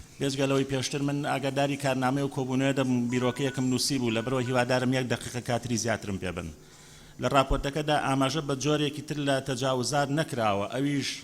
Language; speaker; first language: Central Kurdish; non-native, local second language; Assyrian Neo-Aramaic